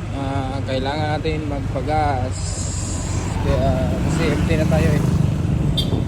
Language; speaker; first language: Filipino; native; Filipino